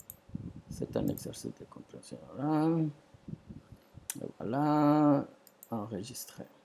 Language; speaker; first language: French; non-native, fluent; Spanish